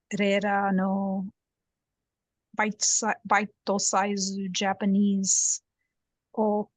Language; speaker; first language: Japanese; non-native, learner; English